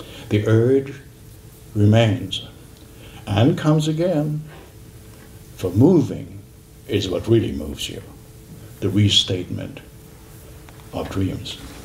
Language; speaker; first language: English; non-native, fluent; German